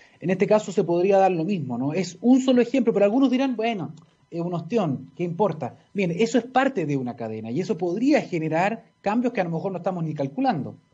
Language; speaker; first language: Spanish; native; Spanish